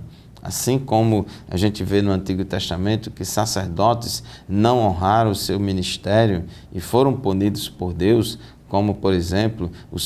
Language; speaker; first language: Portuguese; native; Portuguese